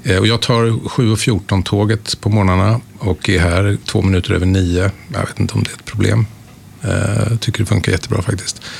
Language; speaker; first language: Swedish; native; Swedish